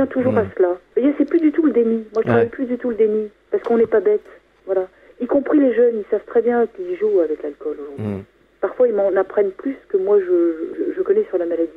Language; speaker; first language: French; native; French